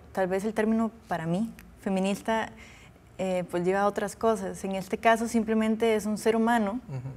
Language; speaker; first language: Spanish; native; Spanish